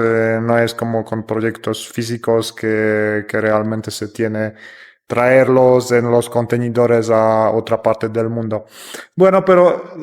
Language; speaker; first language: Spanish; non-native, fluent; Polish